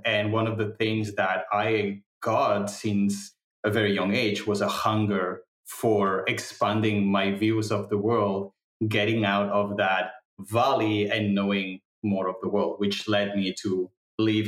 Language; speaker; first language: English; non-native, fluent; Catalan